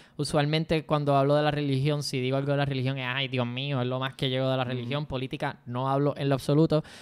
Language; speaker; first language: Spanish; native; Spanish